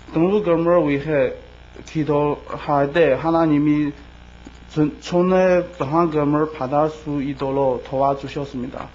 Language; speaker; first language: Korean; non-native, learner; Chinese